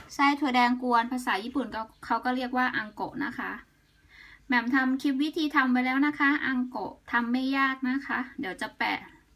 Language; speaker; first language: Thai; native; Thai